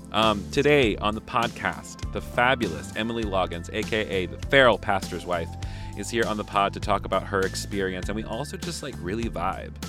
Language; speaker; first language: English; native; English